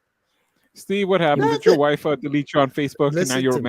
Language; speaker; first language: English; native; English